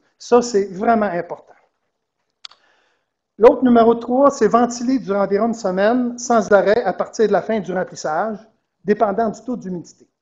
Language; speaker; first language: French; native; French